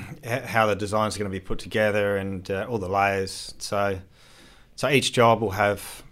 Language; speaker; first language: English; native; English